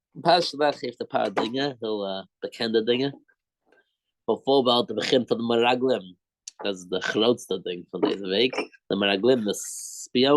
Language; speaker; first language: Dutch; non-native, fluent; English